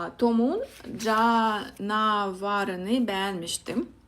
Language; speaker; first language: Turkish; non-native, learner; Russian